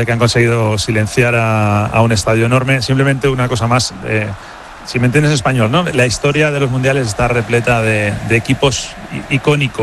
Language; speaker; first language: Spanish; native; Spanish